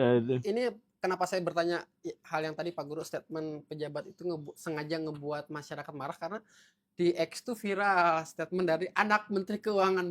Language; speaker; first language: Indonesian; native; Indonesian